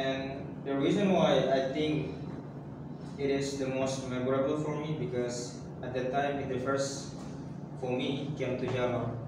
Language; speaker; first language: English; non-native, fluent; Indonesian